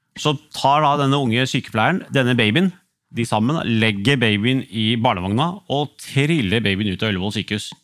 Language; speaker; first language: Norwegian; early bilingual, other home language; Urdu